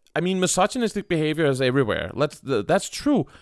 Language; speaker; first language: English; non-native, fluent; Danish